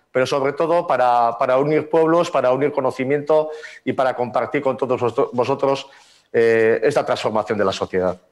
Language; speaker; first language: Spanish; native; Spanish